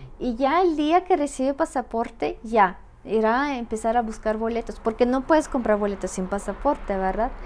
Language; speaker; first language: Spanish; non-native, fluent; Russian